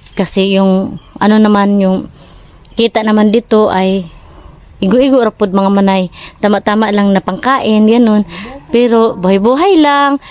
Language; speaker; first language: Filipino; non-native, local second language; Cebuano